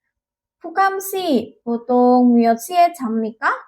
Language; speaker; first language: Korean; non-native, learner; Indonesian